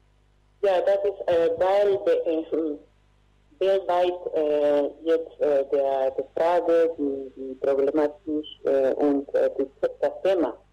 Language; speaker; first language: German; non-native, learner; Spanish